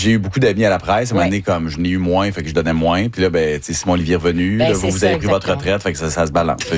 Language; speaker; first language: French; native; French